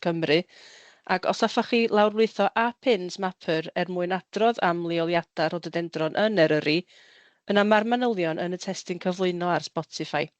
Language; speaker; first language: Welsh; native; Welsh